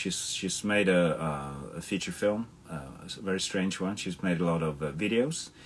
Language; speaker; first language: English; non-native, fluent; Swedish